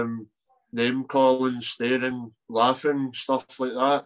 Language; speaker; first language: English; native; English